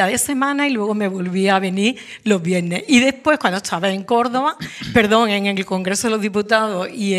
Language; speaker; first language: Spanish; native; Spanish